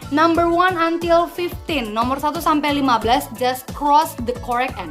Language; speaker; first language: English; non-native, fluent; Indonesian